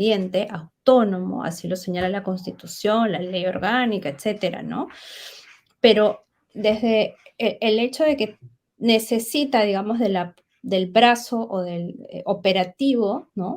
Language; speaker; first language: Spanish; native; Spanish